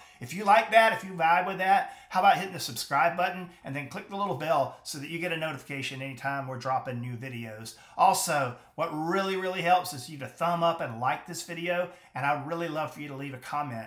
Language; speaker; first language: English; native; English